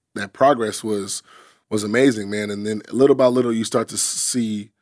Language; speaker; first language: English; native; English